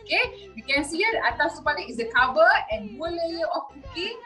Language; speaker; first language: English; non-native, local second language; Malay